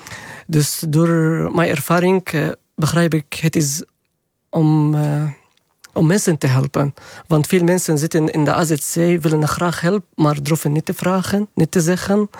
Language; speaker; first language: Dutch; non-native, learner; Arabic